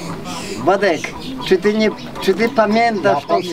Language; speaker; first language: Polish; native; Polish